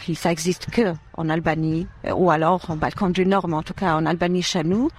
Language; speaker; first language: French; non-native, fluent; Albanian